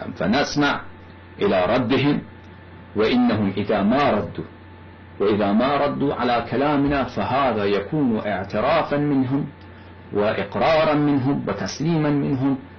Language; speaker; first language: Arabic; non-native, fluent; Persian